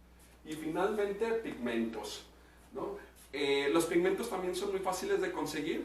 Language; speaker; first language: Spanish; native; Spanish